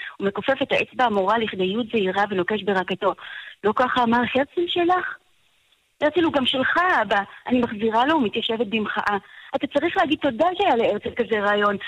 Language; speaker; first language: Hebrew; native; Hebrew